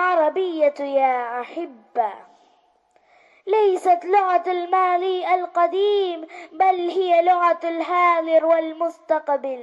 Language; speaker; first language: Arabic; non-native, learner; Malayalam